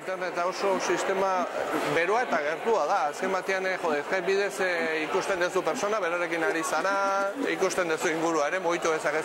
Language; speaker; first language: Basque; native; Basque